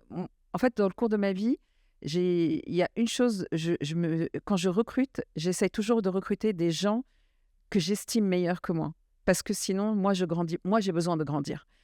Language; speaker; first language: French; early bilingual, other home language; Arabic